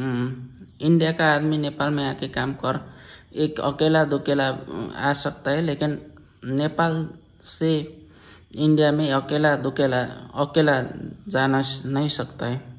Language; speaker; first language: Hindi; non-native, learner; Nepali